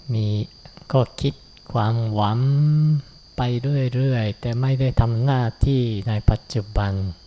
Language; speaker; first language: Thai; non-native, fluent; Japanese